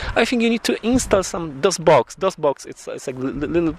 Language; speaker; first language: English; non-native, learner; Polish